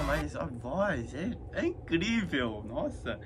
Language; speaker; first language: Portuguese; non-native, fluent; Korean